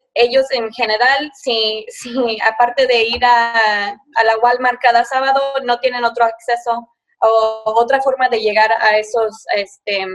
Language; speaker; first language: Spanish; early bilingual, heritage; Spanish